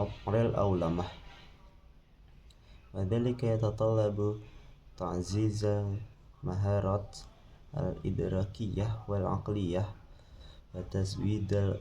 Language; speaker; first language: Arabic; non-native, learner; Indonesian